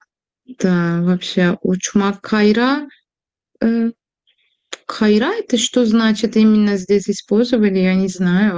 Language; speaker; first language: Russian; non-native, fluent; Turkish